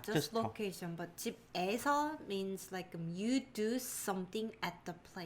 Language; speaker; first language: English; non-native, learner; Korean